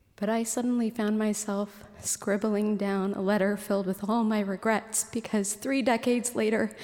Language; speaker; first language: English; native; English